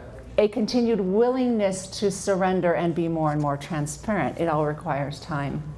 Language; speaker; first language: English; native; English